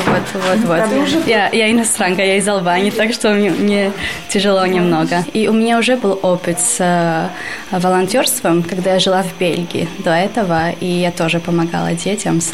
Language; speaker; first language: Russian; non-native, fluent; Albanian